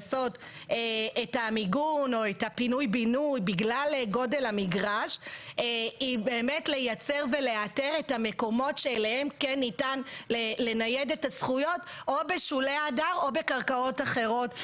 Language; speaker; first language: Hebrew; native; Hebrew